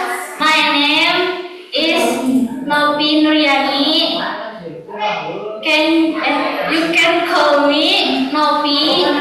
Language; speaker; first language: English; non-native, learner; Indonesian